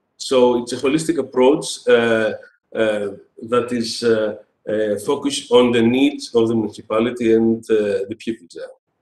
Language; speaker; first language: English; non-native, fluent; Greek